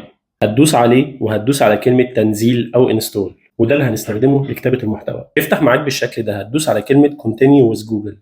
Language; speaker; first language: Arabic; native; Arabic